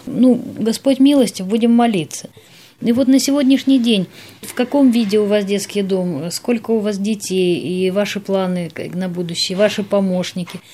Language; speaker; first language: Russian; native; Russian